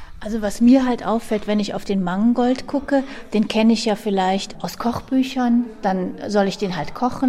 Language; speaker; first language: German; native; German